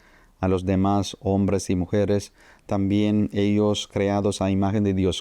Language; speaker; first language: Spanish; non-native, fluent; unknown